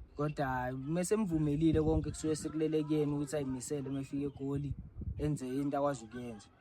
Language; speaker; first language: Zulu; native; Zulu